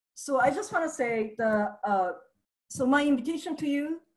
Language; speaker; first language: English; early bilingual, other home language; Japanese